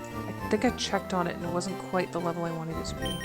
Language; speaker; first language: English; native; English